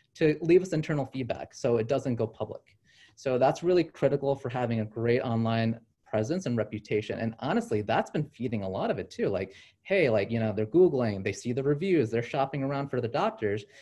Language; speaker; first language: English; native; English